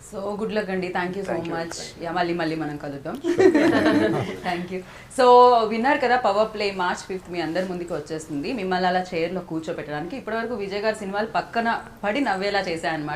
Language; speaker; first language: Telugu; native; Telugu